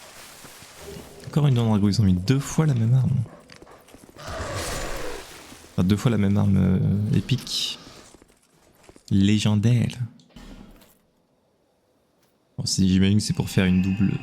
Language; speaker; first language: French; native; French